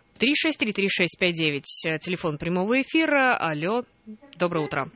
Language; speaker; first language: Russian; native; Russian